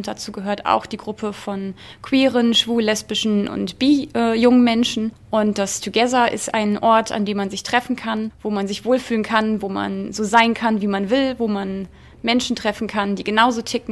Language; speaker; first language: German; native; German